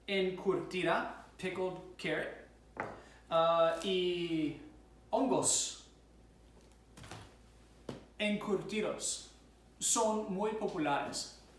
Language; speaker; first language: Spanish; non-native, fluent; English